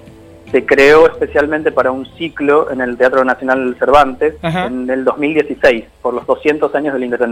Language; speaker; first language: Spanish; native; Spanish